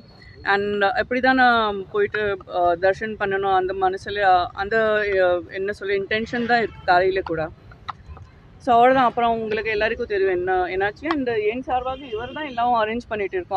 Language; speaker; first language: Tamil; non-native, fluent; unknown